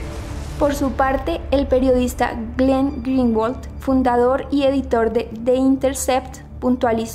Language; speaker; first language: Spanish; native; Spanish